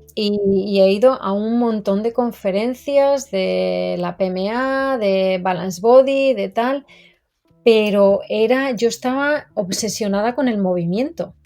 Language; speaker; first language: Spanish; native; Spanish